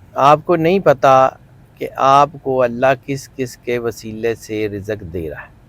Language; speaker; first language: Urdu; non-native, local second language; Punjabi